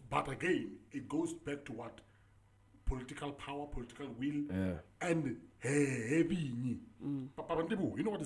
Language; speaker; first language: English; non-native, local second language; Tsonga